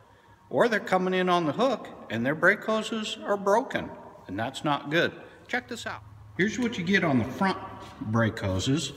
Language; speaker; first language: English; native; English